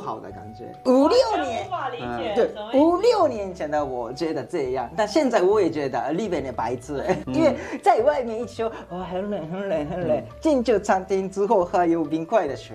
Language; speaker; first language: Chinese; non-native, fluent; Japanese